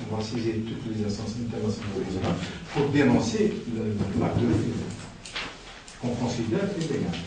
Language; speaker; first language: French; non-native, local second language; Arabic